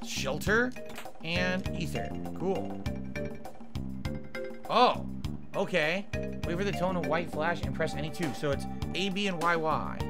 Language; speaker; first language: English; native; English